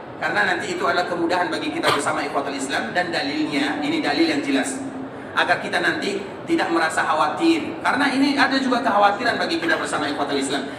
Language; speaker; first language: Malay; native; Malay